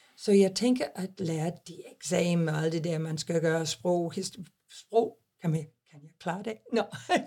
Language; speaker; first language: Danish; non-native, fluent; English